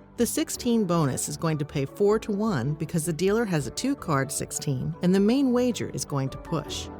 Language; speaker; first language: English; native; English